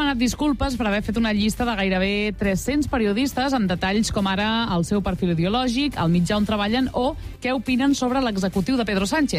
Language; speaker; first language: Catalan; native; Catalan